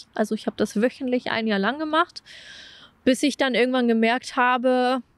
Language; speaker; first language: German; native; German